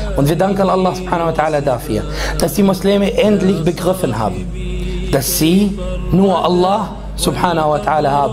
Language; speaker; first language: German; non-native, fluent; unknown